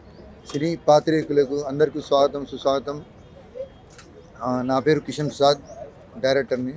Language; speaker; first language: Telugu; native; Telugu